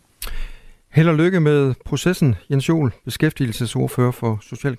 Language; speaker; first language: Danish; native; Danish